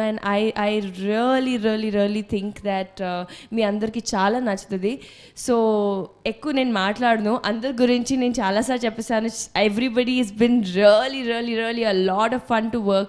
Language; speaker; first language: Telugu; non-native, fluent; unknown